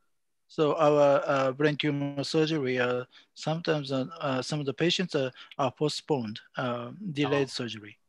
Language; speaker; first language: English; non-native, fluent; Japanese